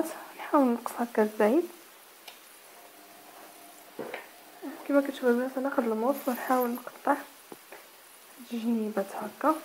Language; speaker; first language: Arabic; native; Arabic